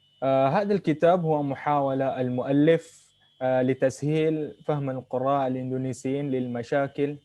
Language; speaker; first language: Arabic; non-native, fluent; Indonesian